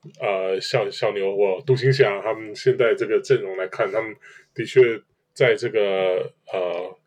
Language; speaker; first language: Chinese; native; Chinese